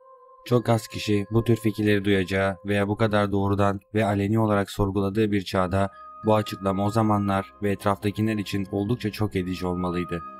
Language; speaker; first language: Turkish; native; Turkish